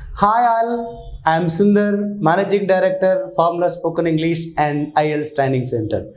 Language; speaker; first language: English; non-native, local second language; Telugu